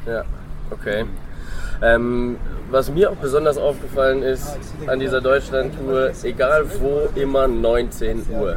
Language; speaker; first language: German; native; German